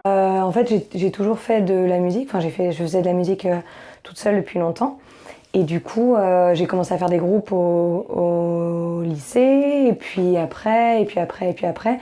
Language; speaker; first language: French; native; French